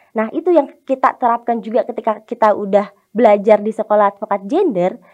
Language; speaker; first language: Indonesian; native; Indonesian